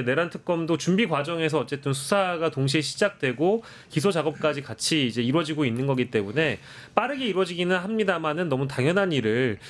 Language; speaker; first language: Korean; native; Korean